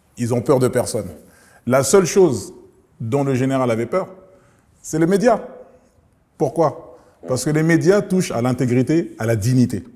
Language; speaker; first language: French; early bilingual, other home language; Lingala